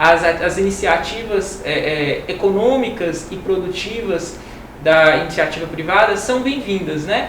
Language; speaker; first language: Portuguese; native; Portuguese